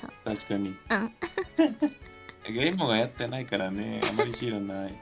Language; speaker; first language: Japanese; non-native, learner; Spanish